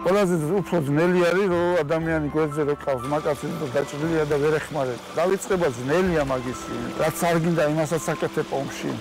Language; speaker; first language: Georgian; non-native, local second language; Chechen